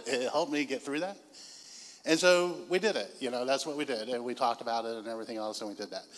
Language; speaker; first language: English; native; English